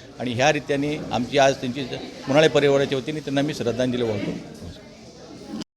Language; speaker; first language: Marathi; native; Marathi